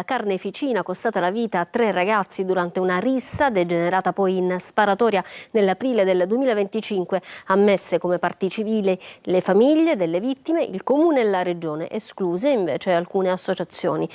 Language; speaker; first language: Italian; native; Italian